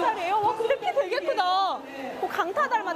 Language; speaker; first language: Korean; native; Korean